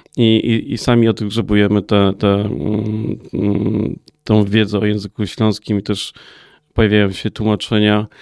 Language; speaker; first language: Polish; native; Polish